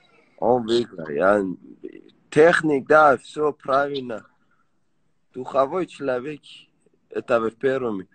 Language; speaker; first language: Russian; non-native, learner; Persian